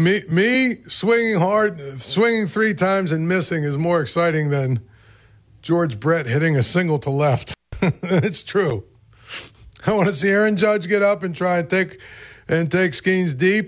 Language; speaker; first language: English; native; English